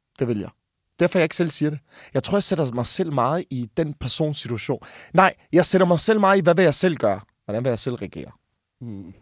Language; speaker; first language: Danish; early bilingual, other home language; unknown